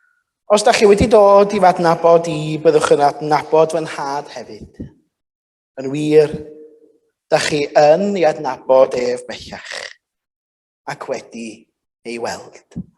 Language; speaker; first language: Welsh; native; Welsh